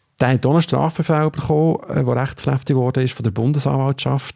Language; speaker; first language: German; native; German